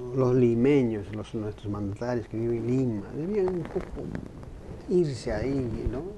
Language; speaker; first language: Spanish; native; Spanish